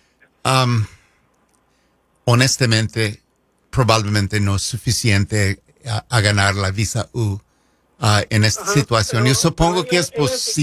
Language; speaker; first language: Spanish; non-native, fluent; English